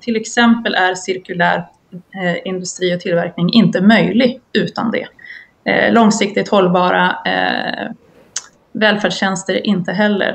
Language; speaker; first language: Swedish; native; Swedish